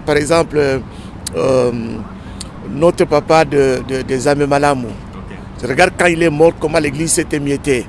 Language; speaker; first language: French; non-native, local second language; Lingala